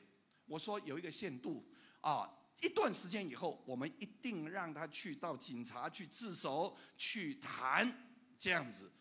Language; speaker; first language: Chinese; non-native, local second language; Cantonese